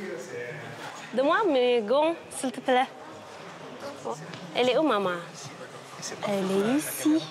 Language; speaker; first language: French; non-native, learner; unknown